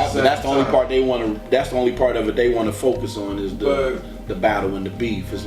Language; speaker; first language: English; native; English